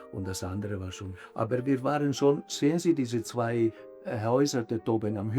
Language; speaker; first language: German; early bilingual, other home language; Italian